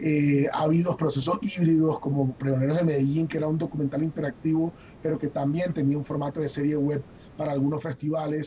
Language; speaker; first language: Spanish; native; Spanish